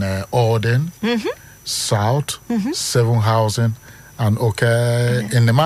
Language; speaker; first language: Dutch; non-native, learner; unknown